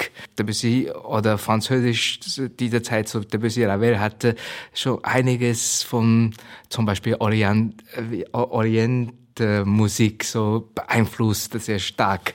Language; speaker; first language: German; non-native, learner; Chinese